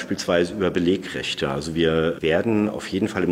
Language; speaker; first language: German; native; German